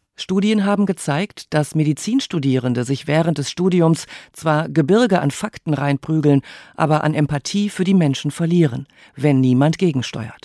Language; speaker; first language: German; native; German